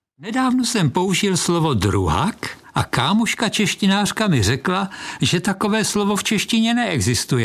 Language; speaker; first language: Czech; native; Czech